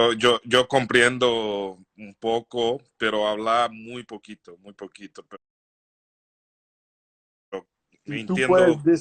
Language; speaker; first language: Spanish; non-native, fluent; Portuguese